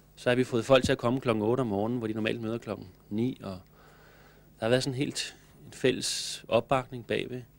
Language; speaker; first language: Danish; native; Danish